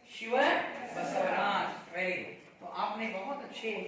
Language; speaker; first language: Hindi; non-native, local second language; Kannada